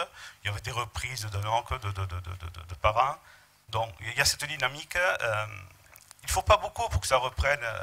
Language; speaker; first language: French; native; French